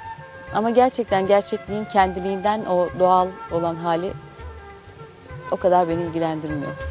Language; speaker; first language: Turkish; native; Turkish